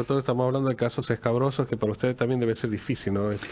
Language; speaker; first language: Spanish; native; Spanish